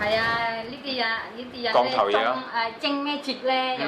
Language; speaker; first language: Cantonese; non-native, learner; Indonesian